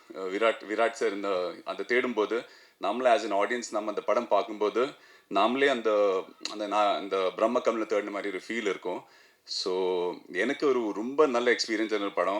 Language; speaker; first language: Tamil; non-native, fluent; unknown